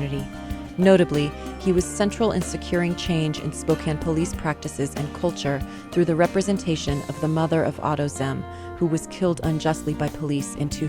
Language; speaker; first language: English; native; English